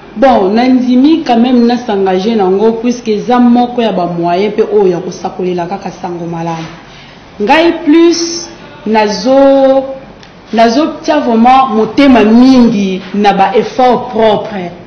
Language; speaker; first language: Lingala; non-native, local second language; Kongo